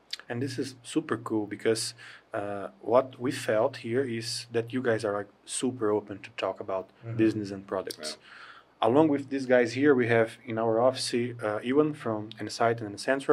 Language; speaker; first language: English; non-native, fluent; Portuguese